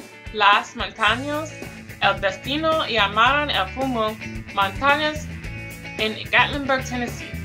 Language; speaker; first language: Spanish; non-native, learner; English